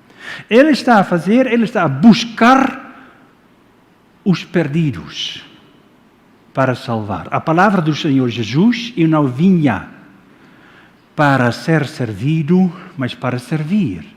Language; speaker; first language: Portuguese; non-native, fluent; Dutch